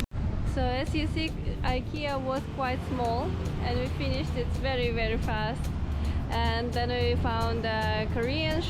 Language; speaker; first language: English; non-native, fluent; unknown